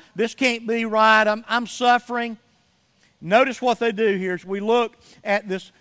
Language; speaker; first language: English; native; English